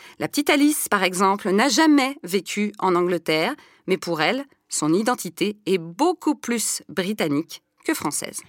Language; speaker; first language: French; native; French